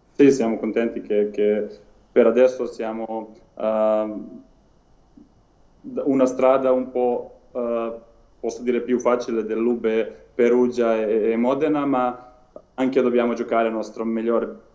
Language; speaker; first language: Italian; non-native, learner; Serbian